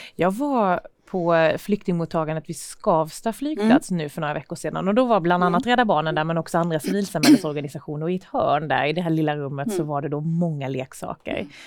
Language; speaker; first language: Swedish; native; Swedish